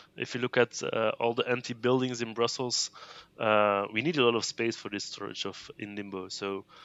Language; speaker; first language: English; non-native, fluent; Dutch